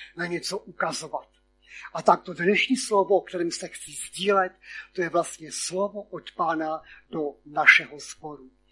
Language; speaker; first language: Czech; non-native, local second language; Polish